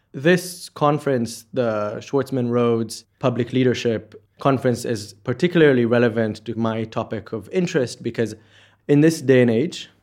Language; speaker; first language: English; non-native, fluent; Hebrew